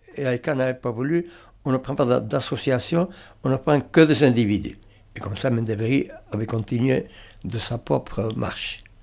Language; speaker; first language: French; non-native, local second language; Basque